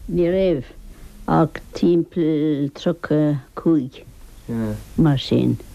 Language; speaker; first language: Irish; native; Irish